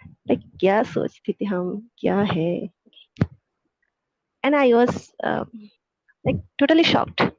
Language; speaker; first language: Hindi; non-native, fluent; Bangla